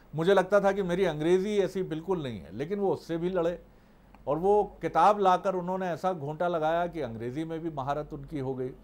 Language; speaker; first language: Hindi; native; Hindi